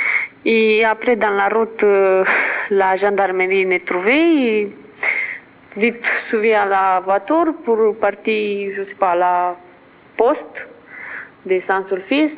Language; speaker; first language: French; non-native, learner; Romanian